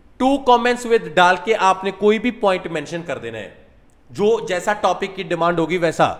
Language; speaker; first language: Hindi; non-native, local second language; Punjabi